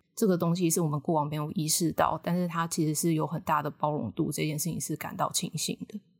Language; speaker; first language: Chinese; native; Chinese